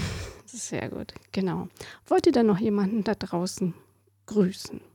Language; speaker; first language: German; native; German